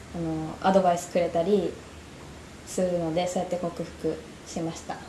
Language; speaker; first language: Japanese; native; Japanese